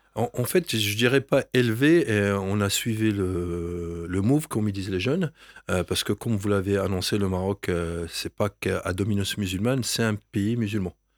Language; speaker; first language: French; non-native, local second language; Arabic